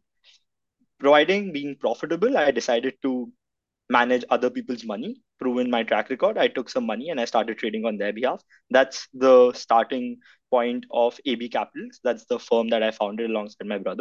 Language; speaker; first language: English; non-native, local second language; Hindi